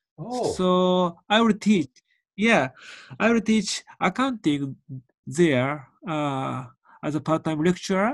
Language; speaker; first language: English; non-native, learner; Japanese